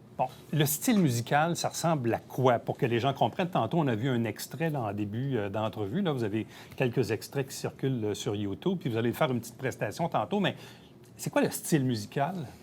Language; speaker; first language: French; native; French